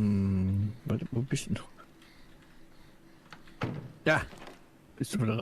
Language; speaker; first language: German; native; German